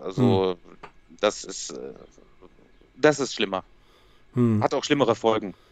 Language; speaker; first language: German; native; German